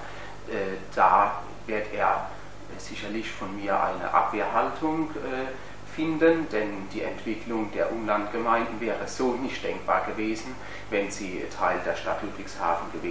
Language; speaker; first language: German; native; German